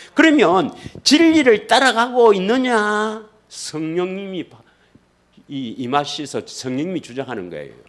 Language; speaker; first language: Korean; native; Korean